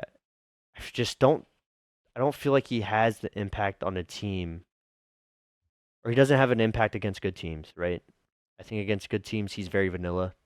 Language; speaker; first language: English; native; English